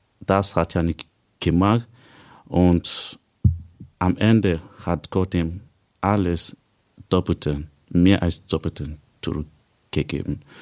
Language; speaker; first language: German; non-native, learner; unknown